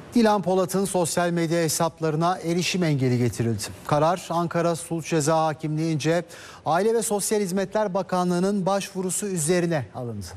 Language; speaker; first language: Turkish; native; Turkish